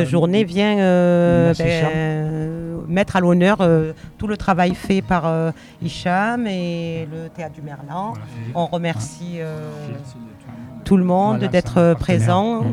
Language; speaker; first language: French; native; French